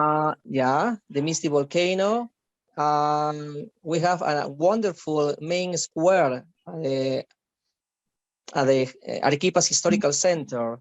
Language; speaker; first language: English; non-native, learner; Spanish